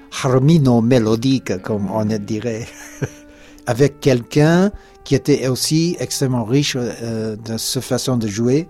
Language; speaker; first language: French; non-native, fluent; English